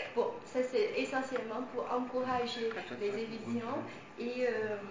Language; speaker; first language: French; non-native, fluent; Chinese